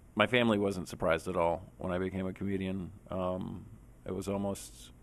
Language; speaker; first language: English; native; English